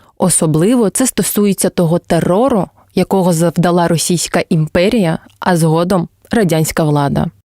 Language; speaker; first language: Ukrainian; non-native, local second language; Crimean Tatar